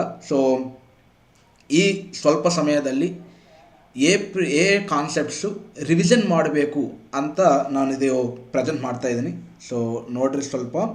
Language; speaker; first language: Kannada; non-native, fluent; Telugu